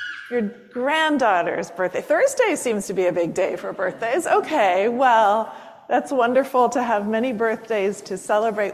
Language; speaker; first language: English; native; English